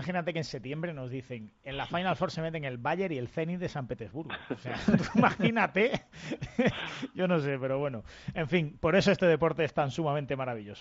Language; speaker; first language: Spanish; native; Spanish